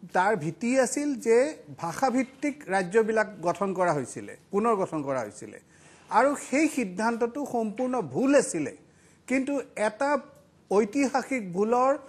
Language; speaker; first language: Assamese; native; Assamese